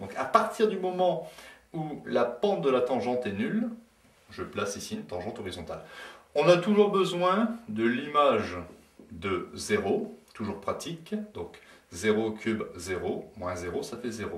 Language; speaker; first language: French; native; French